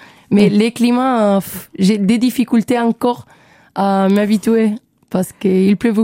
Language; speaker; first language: French; non-native, learner; Spanish